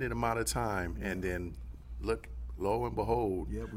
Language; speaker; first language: English; native; English